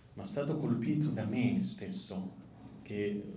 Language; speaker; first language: Italian; non-native, fluent; Arabic